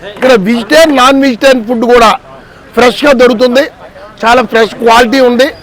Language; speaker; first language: Telugu; native; Telugu